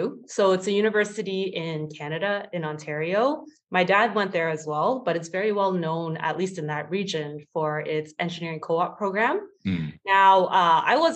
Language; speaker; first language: English; native; English